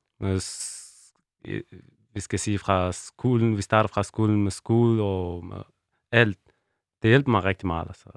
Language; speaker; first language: Danish; non-native, learner; Persian